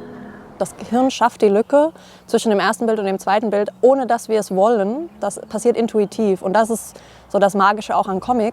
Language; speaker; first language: German; native; German